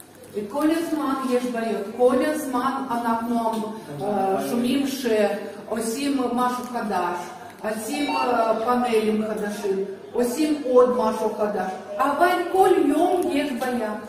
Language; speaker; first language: Hebrew; non-native, learner; Russian